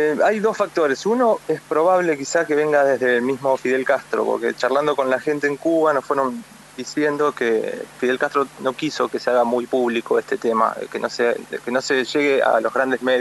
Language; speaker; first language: Spanish; native; Spanish